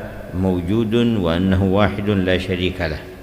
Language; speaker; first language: Arabic; native; Arabic